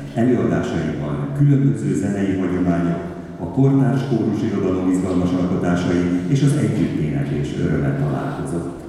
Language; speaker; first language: Hungarian; native; Hungarian